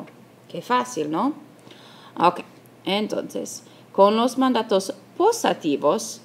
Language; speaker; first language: Spanish; non-native, fluent; English